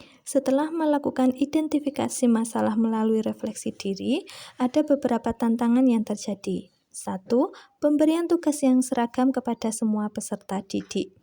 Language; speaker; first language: Indonesian; native; Indonesian